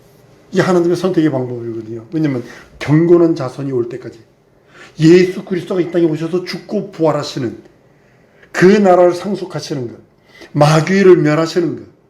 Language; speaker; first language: Korean; native; Korean